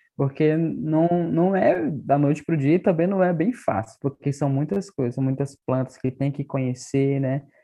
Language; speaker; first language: Portuguese; non-native, local second language; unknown